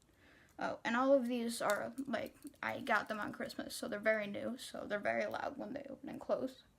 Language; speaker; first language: English; native; English